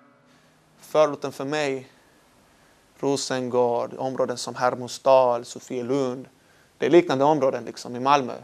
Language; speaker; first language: Swedish; early bilingual, other home language; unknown